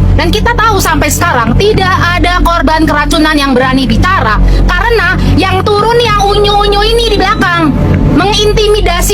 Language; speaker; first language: Indonesian; native; Indonesian